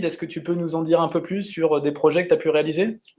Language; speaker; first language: French; native; French